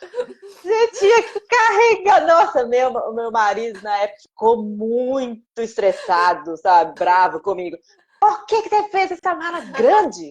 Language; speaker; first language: Portuguese; non-native, fluent; Japanese